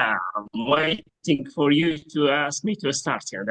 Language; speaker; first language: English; non-native, fluent; Arabic